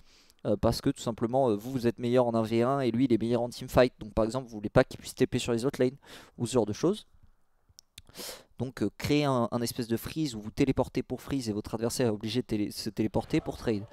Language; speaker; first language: French; native; French